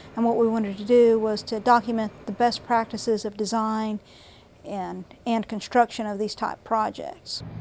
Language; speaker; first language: English; native; English